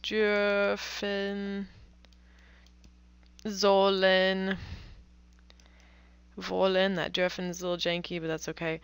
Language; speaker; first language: English; native; English